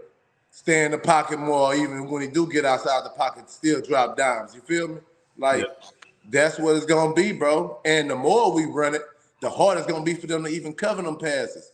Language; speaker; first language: English; native; English